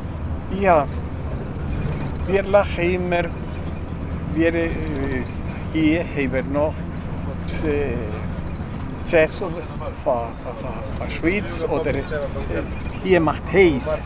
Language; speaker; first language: German; early bilingual, heritage; German